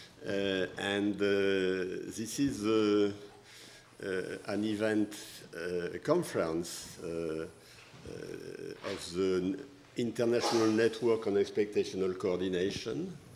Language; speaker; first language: English; non-native, fluent; French